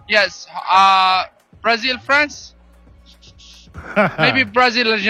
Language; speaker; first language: English; non-native, fluent; Arabic